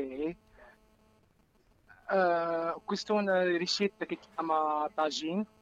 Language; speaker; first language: Italian; non-native, learner; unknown